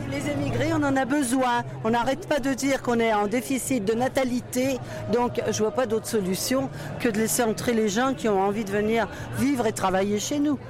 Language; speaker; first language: French; native; French